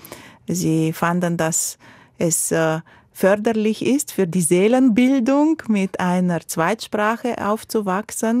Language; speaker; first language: German; non-native, local second language; Romanian